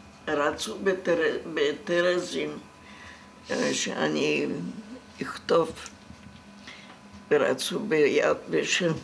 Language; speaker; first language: Hebrew; non-native, fluent; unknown